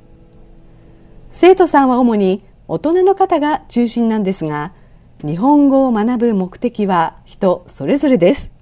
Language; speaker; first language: Japanese; native; Japanese